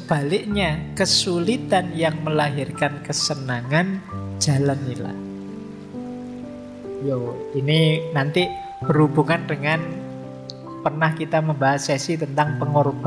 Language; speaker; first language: Indonesian; native; Indonesian